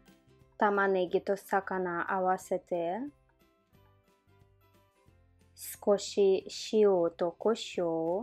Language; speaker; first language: Japanese; non-native, learner; Russian